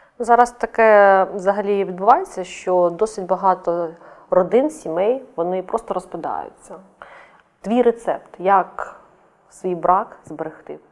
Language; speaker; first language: Ukrainian; native; Ukrainian